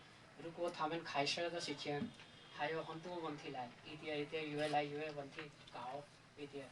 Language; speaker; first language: Chinese; non-native, learner; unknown